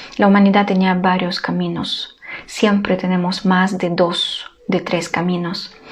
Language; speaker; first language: Spanish; non-native, fluent; Ukrainian